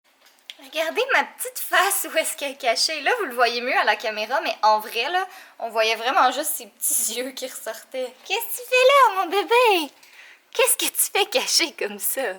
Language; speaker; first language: French; native; French